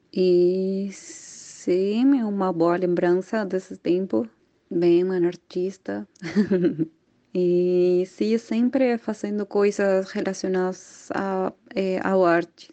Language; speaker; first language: Portuguese; non-native, fluent; Spanish